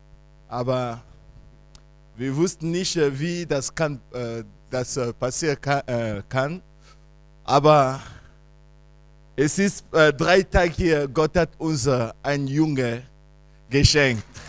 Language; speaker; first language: German; non-native, fluent; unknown